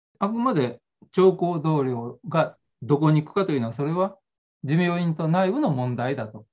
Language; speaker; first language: Japanese; native; Japanese